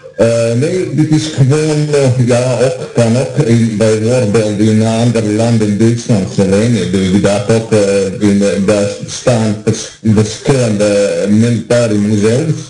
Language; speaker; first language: Dutch; non-native, learner; Croatian